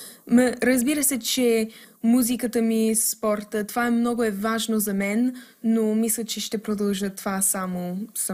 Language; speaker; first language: Bulgarian; early bilingual, heritage; English